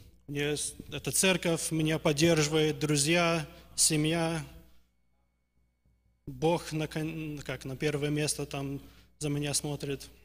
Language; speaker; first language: Russian; early bilingual, heritage; Russian